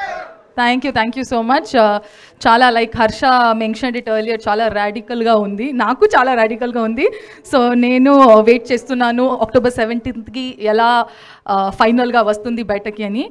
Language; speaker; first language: Telugu; non-native, local second language; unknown